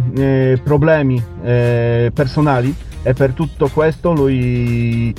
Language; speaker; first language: Italian; non-native, learner; Polish